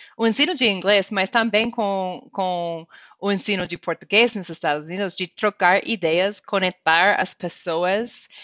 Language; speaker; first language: Portuguese; non-native, fluent; English